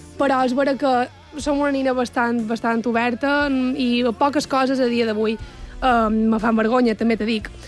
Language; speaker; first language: Catalan; native; Catalan